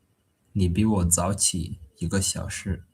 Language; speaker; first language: Chinese; non-native, fluent; English